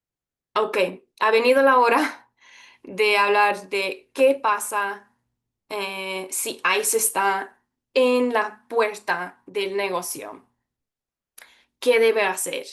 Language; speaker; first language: Spanish; early bilingual, heritage; Spanish